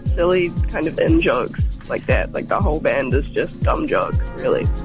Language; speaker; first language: English; native; English